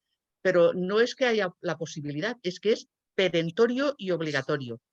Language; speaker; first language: Spanish; native; Spanish